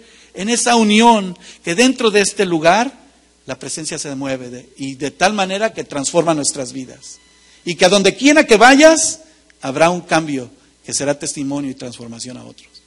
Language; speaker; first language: Spanish; native; Spanish